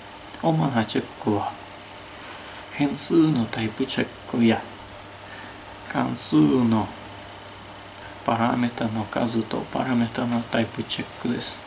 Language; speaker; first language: Japanese; non-native, fluent; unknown